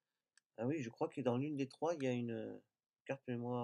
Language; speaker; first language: French; native; French